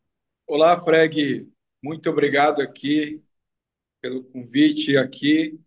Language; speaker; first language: Portuguese; non-native, local second language; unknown